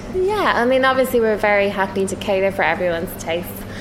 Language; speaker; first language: English; native; English